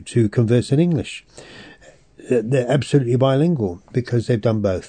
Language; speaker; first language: English; native; English